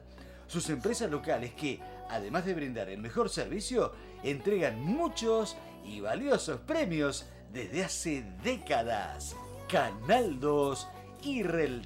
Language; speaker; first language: Spanish; native; Spanish